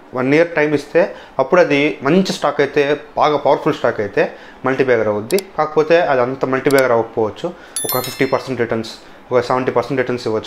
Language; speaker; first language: Telugu; native; Telugu